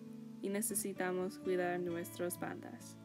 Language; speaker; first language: Spanish; non-native, learner; English